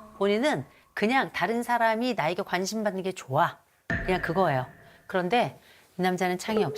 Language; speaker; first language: Korean; native; Korean